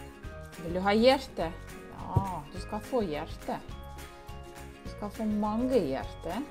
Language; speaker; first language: Norwegian; non-native, learner; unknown